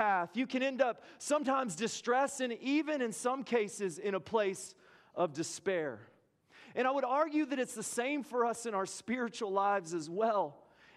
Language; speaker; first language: English; native; English